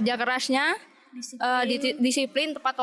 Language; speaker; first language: Indonesian; native; Indonesian